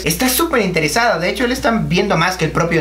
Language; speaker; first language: Spanish; native; Spanish